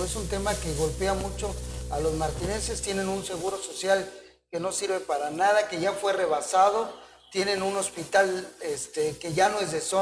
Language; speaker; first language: Spanish; native; Spanish